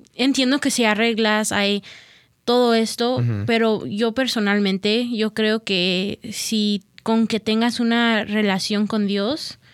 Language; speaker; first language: Spanish; early bilingual, heritage; Spanish